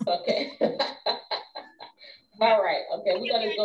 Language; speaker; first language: English; native; English